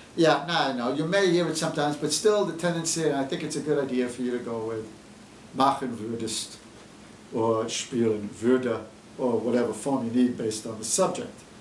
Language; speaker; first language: English; native; English